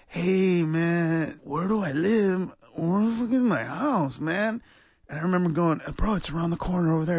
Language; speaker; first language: English; native; English